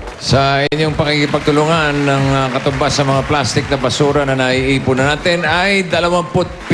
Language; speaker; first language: Filipino; native; Filipino